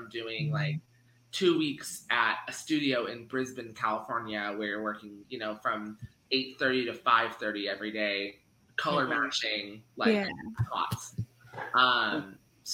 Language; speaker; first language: English; native; English